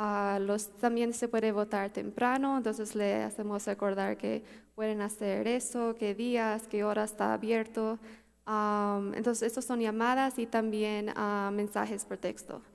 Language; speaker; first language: Spanish; early bilingual, heritage; Spanish